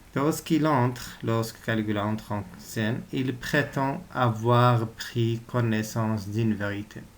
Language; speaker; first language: French; non-native, local second language; Arabic